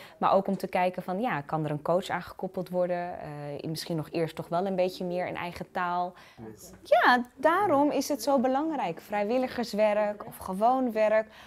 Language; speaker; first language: Dutch; early bilingual, other home language; Tigrinya